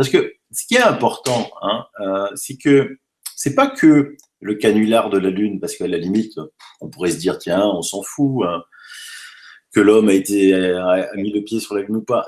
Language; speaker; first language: French; native; French